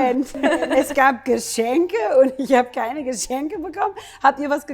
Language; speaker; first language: German; native; German